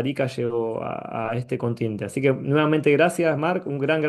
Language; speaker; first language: Spanish; native; Spanish